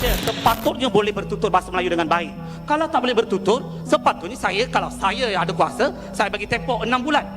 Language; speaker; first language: Malay; native; Malay